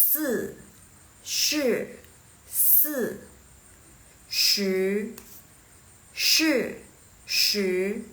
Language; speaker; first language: Chinese; non-native, fluent; Indonesian